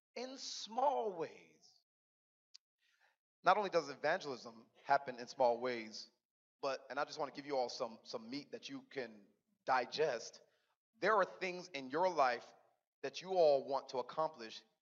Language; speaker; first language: English; native; English